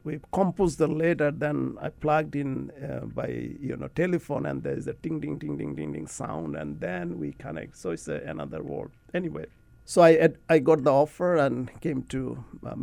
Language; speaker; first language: English; non-native, local second language; Bangla